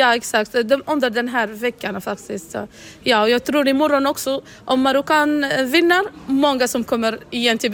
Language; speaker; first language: Swedish; non-native, learner; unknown